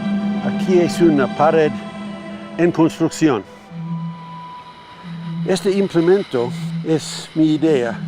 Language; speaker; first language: Spanish; non-native, fluent; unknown